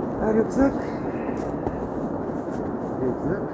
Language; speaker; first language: Russian; native; Russian